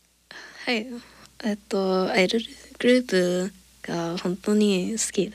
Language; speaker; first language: Japanese; non-native, learner; English